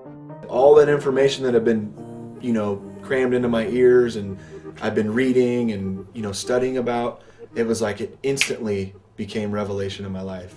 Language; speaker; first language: English; native; English